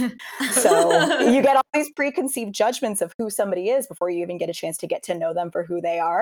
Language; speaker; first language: English; native; English